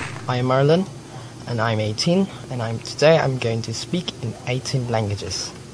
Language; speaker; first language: English; non-native, local second language; Filipino